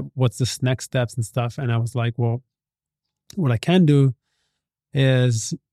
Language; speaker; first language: English; non-native, fluent; Italian